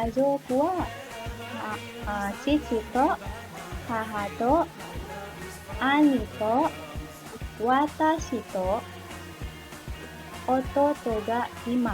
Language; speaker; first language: Japanese; non-native, learner; Indonesian